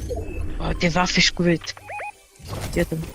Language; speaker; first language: German; non-native, learner; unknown